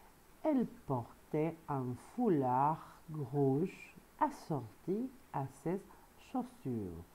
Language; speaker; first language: French; non-native, fluent; Spanish